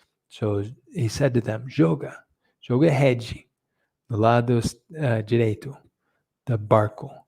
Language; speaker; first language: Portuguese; non-native, fluent; English